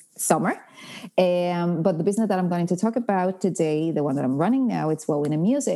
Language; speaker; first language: English; non-native, fluent; Spanish